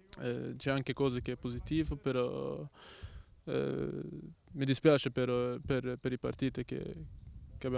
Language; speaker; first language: Italian; non-native, learner; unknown